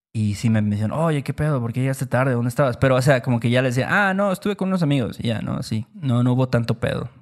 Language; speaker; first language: Spanish; native; Spanish